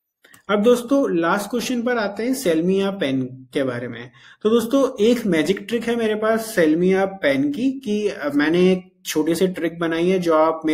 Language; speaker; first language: Hindi; native; Hindi